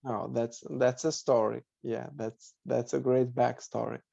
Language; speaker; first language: English; non-native, fluent; Lithuanian